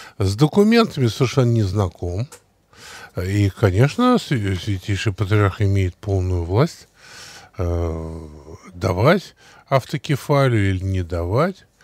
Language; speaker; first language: Russian; native; Russian